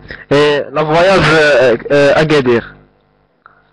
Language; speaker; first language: French; non-native, learner; Arabic